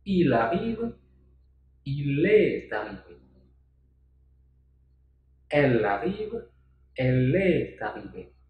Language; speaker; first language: French; non-native, fluent; Indonesian